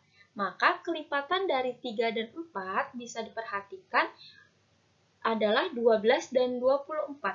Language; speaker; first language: Indonesian; native; Indonesian